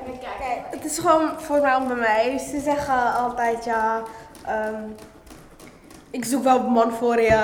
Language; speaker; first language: Dutch; early bilingual, other home language; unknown